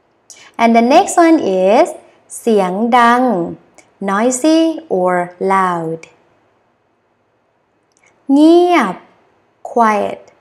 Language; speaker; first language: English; non-native, learner; Thai